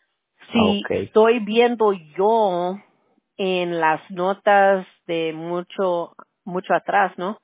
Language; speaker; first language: Spanish; early bilingual, heritage; Spanish